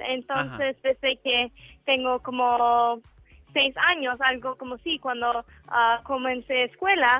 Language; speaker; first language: Spanish; non-native, learner; English